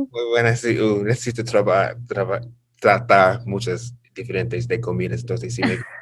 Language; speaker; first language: Spanish; non-native, learner; English